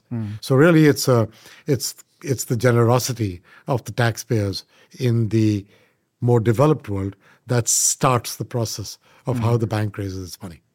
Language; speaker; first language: English; non-native, local second language; Punjabi